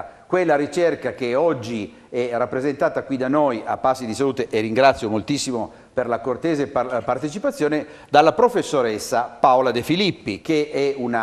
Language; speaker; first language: Italian; native; Italian